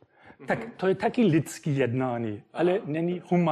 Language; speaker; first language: Czech; non-native, fluent; German